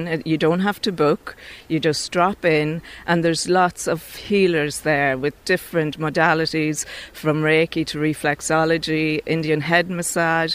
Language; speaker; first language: English; native; English